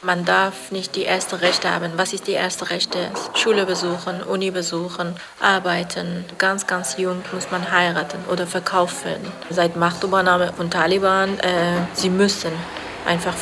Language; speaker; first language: German; non-native, fluent; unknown